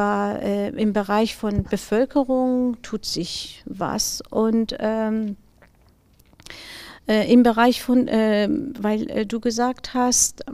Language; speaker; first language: German; non-native, fluent; Persian